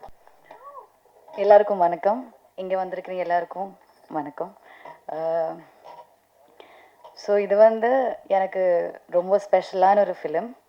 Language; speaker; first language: Tamil; non-native, learner; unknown